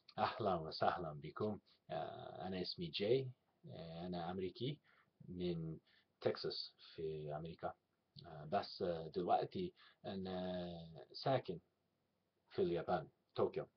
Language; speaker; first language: Arabic; non-native, learner; English